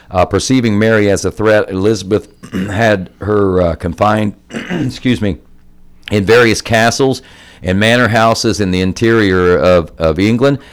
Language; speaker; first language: English; native; English